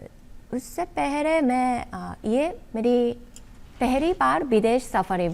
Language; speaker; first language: Hindi; non-native, learner; Japanese